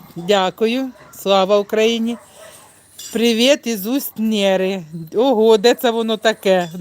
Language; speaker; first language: Ukrainian; native; Ukrainian